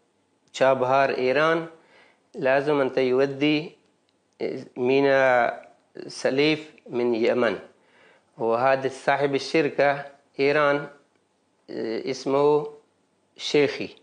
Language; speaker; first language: Arabic; non-native, learner; Baluchi